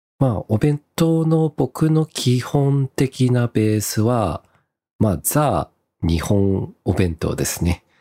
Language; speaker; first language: Japanese; early bilingual, heritage; Japanese